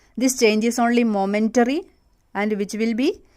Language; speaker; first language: English; non-native, local second language; Malayalam